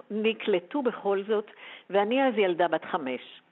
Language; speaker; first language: Hebrew; native; Hebrew